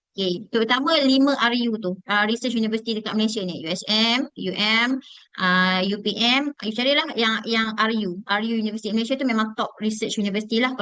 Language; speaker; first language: Malay; native; Malay